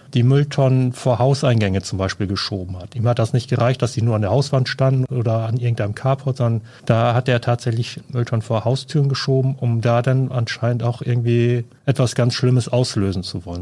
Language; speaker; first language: German; native; German